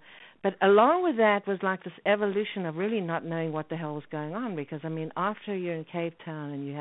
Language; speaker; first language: English; native; English